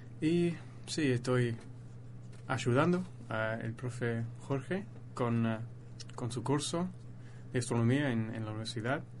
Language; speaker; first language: Spanish; non-native, fluent; English